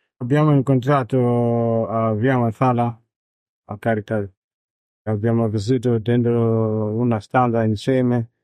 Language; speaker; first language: Italian; non-native, learner; Shona